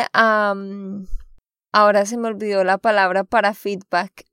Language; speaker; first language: Spanish; native; Spanish